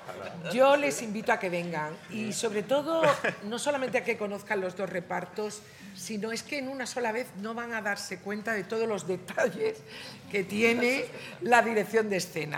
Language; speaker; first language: Spanish; native; Spanish